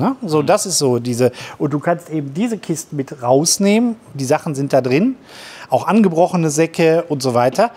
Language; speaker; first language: German; native; German